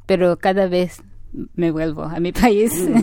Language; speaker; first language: Spanish; non-native, fluent; Ganda